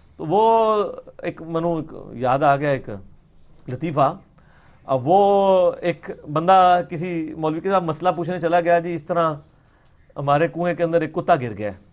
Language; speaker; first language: Urdu; non-native, local second language; Punjabi